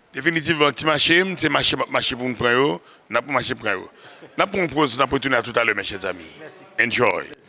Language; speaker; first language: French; non-native, local second language; Haitian Creole